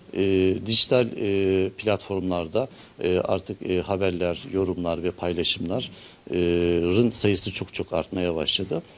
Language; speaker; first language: Turkish; native; Turkish